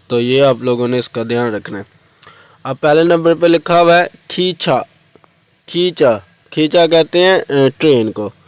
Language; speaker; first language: Urdu; non-native, local second language; Punjabi